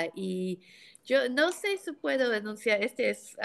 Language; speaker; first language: Spanish; non-native, fluent; English